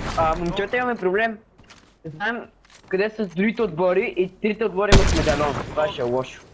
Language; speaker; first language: Bulgarian; native; Bulgarian